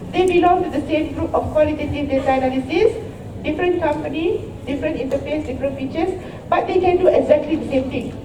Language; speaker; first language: English; non-native, local second language; Malay